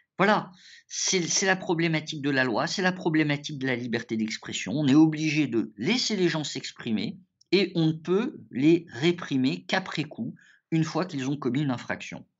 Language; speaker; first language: French; early bilingual, other home language; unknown